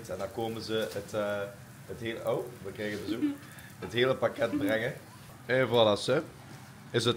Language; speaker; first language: Dutch; native; Dutch